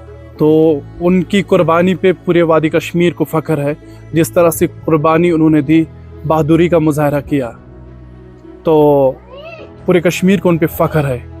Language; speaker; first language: Hindi; native; Hindi